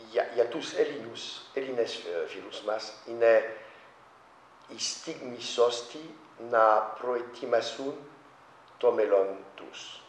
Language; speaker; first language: Greek; non-native, fluent; French